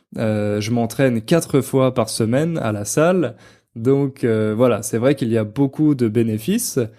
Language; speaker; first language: French; native; French